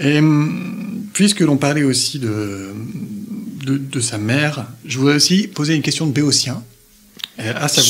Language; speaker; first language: French; native; French